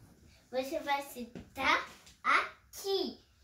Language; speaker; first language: Portuguese; early bilingual, heritage; Portuguese